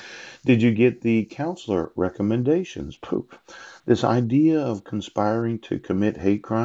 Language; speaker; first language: English; native; English